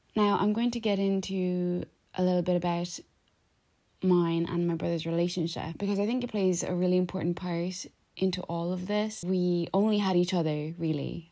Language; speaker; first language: English; early bilingual, other home language; Albanian